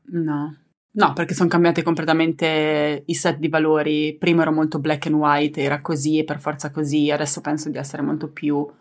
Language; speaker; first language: Italian; native; Italian